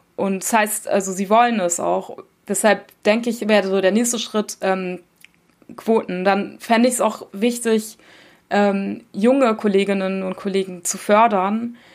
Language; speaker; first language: German; early bilingual, other home language; Turkish